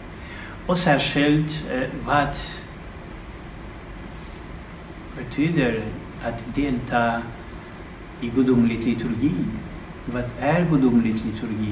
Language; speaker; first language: Swedish; non-native, fluent; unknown